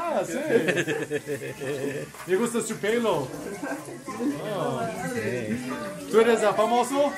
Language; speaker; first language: Spanish; non-native, learner; English